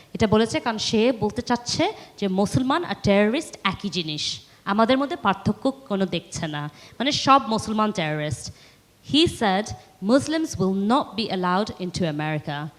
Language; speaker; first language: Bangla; early bilingual, heritage; Bangla